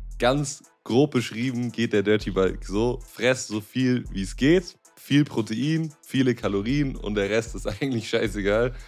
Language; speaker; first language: German; native; German